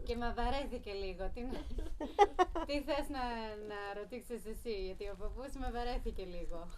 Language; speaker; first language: Greek; early bilingual, heritage; English